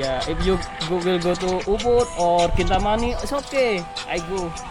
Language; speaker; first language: English; non-native, learner; Indonesian